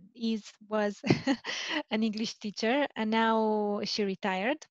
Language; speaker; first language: English; non-native, fluent; Romanian